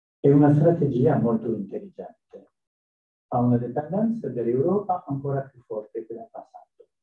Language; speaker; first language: Italian; non-native, learner; French